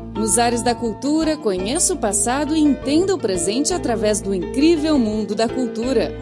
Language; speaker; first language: Portuguese; non-native, fluent; Chinese